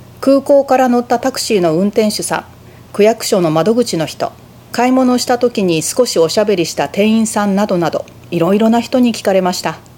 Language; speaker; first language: Japanese; native; Japanese